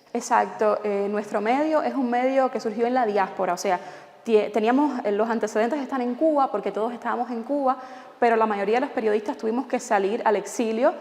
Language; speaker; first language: Spanish; native; Spanish